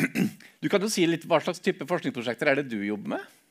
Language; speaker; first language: Norwegian; native; Norwegian